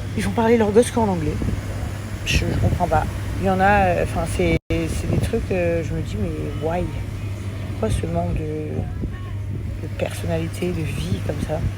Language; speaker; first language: French; early bilingual, other home language; English